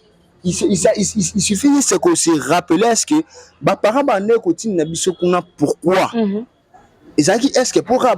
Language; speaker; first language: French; non-native, local second language; Lingala